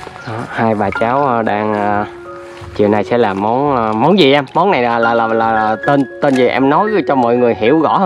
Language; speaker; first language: Vietnamese; native; Vietnamese